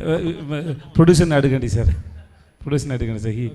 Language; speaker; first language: Telugu; non-native, learner; Tamil